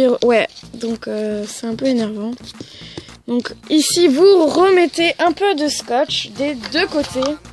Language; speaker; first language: French; native; French